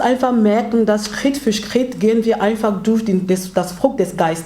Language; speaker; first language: German; non-native, learner; French